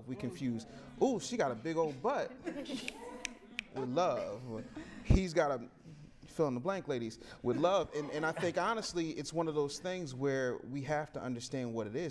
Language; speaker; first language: English; native; English